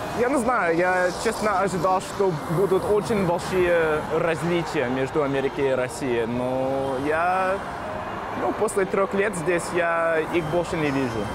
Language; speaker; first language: Russian; non-native, fluent; English